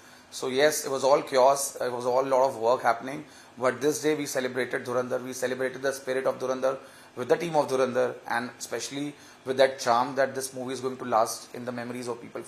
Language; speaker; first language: English; non-native, local second language; Hindi